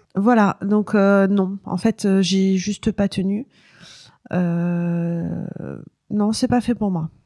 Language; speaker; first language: French; non-native, local second language; Arabic